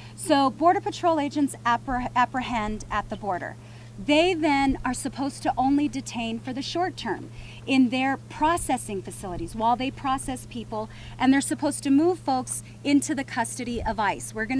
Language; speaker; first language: English; early bilingual, other home language; Spanish